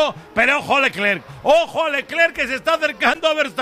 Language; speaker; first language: Spanish; native; Spanish